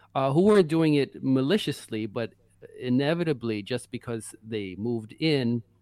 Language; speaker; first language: English; native; English